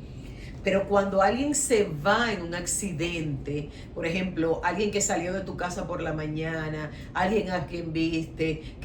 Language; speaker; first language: Spanish; native; Spanish